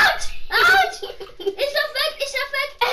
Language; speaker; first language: German; non-native, learner; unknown